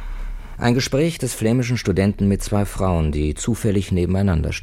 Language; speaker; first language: German; native; German